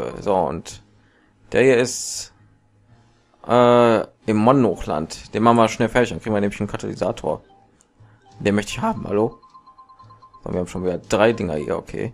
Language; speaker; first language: German; native; German